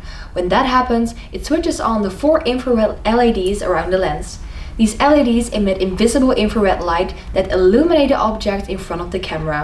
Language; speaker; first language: English; non-native, fluent; Dutch